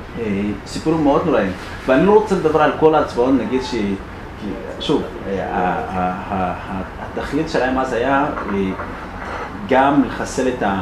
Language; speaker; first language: Hebrew; non-native, fluent; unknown